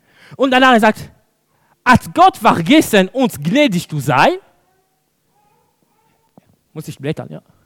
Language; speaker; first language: German; non-native, fluent; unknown